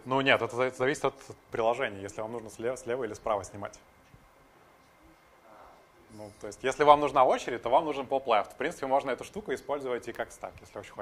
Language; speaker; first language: Russian; native; Russian